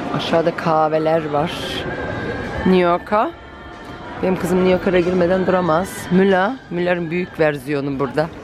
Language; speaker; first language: Turkish; early bilingual, heritage; Turkish